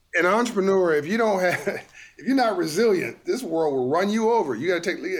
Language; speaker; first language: English; native; English